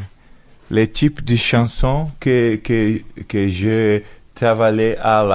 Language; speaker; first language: French; non-native, learner; Portuguese